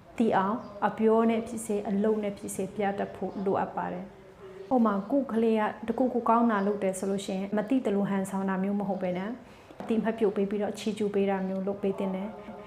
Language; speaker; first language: Burmese; non-native, local second language; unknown